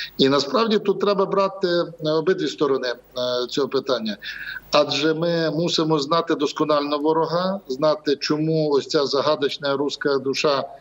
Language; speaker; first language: Ukrainian; native; Ukrainian